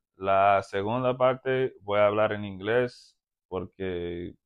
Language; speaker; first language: Spanish; non-native, fluent; English